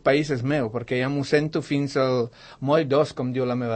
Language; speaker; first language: Catalan; non-native, fluent; Polish